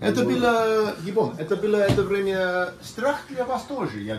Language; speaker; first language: Russian; non-native, learner; English